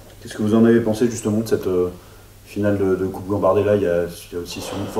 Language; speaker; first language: French; native; French